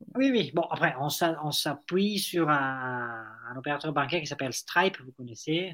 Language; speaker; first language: French; non-native, fluent; Italian